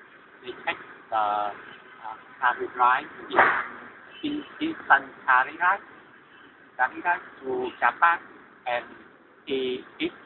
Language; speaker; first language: English; non-native, learner; Vietnamese